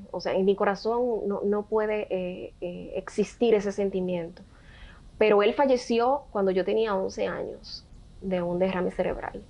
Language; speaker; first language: Spanish; native; Spanish